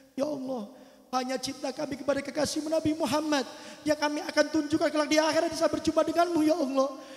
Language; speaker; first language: Indonesian; native; Indonesian